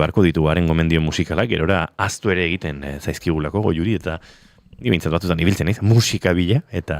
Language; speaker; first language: Basque; native; Basque